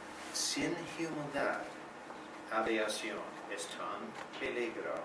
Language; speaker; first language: Spanish; non-native, learner; English